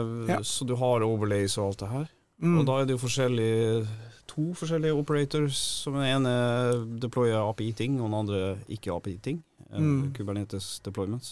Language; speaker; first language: Norwegian; native; Norwegian